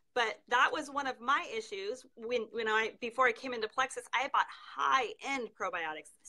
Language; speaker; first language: English; native; English